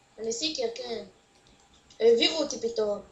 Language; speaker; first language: Hebrew; native; Hebrew